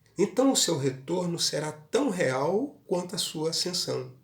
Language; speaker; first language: Portuguese; native; Portuguese